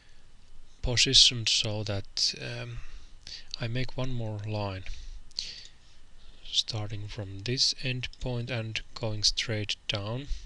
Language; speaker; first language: English; non-native, fluent; Finnish